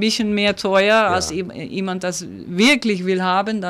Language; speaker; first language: German; non-native, learner; Dutch